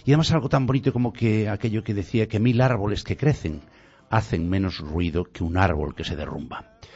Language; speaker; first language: Spanish; non-native, local second language; Galician